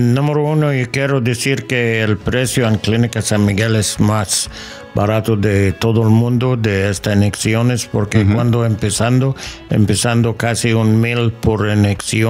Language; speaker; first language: Spanish; non-native, learner; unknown